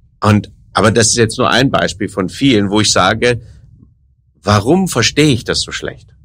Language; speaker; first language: German; native; German